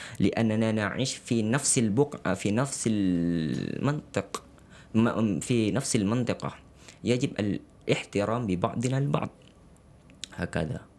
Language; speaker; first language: Arabic; non-native, fluent; Indonesian